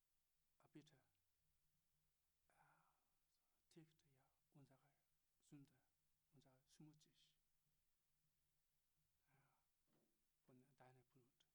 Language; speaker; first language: German; non-native, learner; Korean